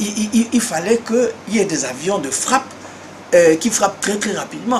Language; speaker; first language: French; non-native, local second language; Duala